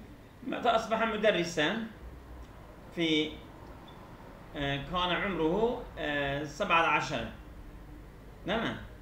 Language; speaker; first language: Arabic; non-native, fluent; Turkish